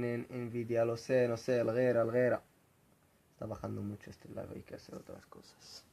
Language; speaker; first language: Spanish; non-native, fluent; Arabic